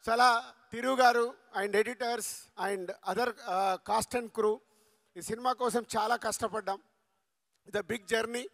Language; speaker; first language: Telugu; native; Telugu